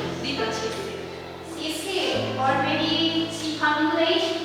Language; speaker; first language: English; non-native, fluent; Indonesian